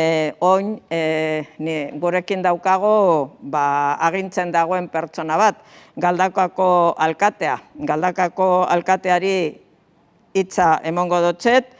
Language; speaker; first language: Basque; native; Basque